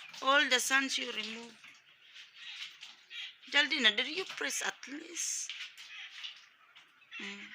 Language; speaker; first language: English; non-native, learner; Hiligaynon